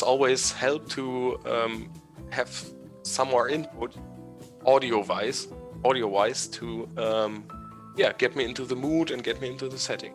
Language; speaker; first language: English; non-native, fluent; German